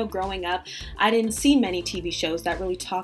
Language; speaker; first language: English; native; English